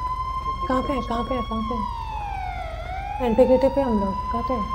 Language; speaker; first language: Hindi; native; Hindi